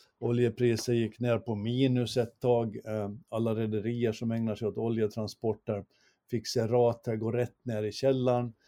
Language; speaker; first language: Swedish; native; Swedish